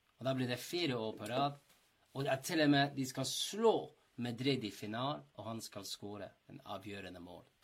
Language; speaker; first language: Norwegian; non-native, fluent; English